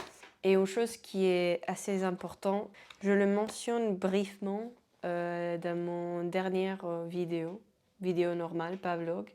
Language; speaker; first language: French; non-native, fluent; Spanish